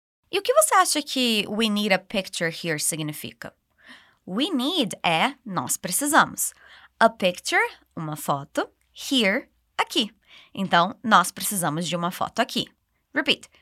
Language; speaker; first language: Portuguese; native; Portuguese